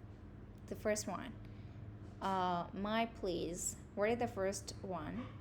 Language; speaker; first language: English; non-native, fluent; Vietnamese